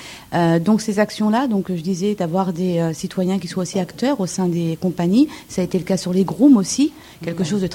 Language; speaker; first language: French; native; French